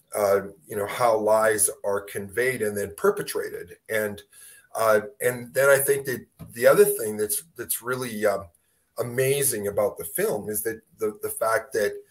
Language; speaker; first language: English; native; English